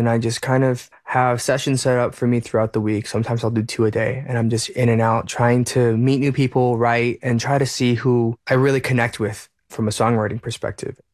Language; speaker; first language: English; early bilingual, other home language; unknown